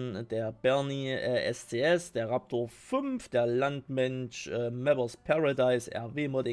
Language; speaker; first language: German; native; German